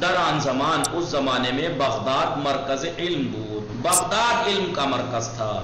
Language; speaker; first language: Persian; non-native, fluent; Urdu